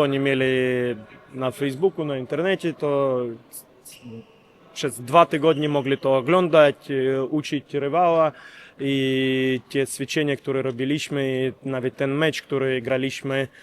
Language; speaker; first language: Polish; non-native, learner; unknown